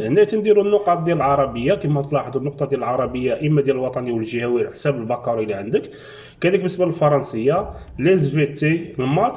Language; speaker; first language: Arabic; native; Arabic